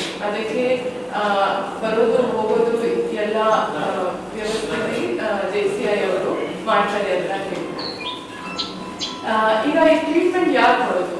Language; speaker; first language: Kannada; non-native, fluent; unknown